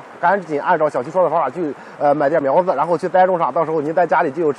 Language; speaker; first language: Chinese; native; Chinese